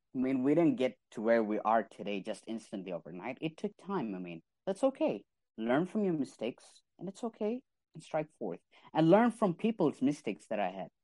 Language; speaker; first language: English; non-native, fluent; Arabic